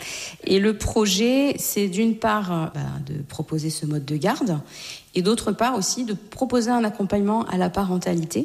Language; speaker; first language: French; native; French